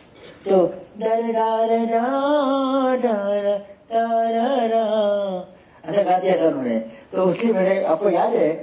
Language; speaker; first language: Hindi; native; Hindi